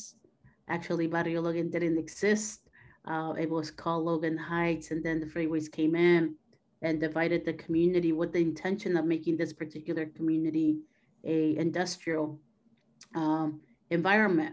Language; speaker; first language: English; native; English